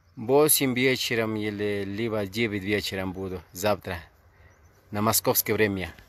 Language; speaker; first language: Russian; non-native, learner; Spanish